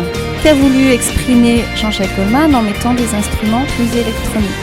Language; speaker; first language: French; native; French